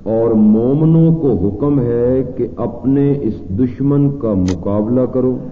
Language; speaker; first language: Urdu; native; Urdu